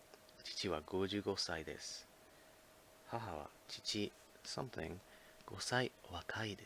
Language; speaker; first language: Japanese; non-native, fluent; English